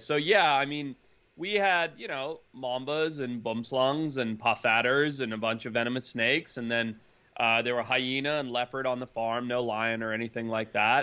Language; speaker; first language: English; native; English